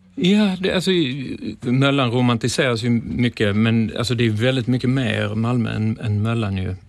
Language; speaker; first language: Swedish; native; Swedish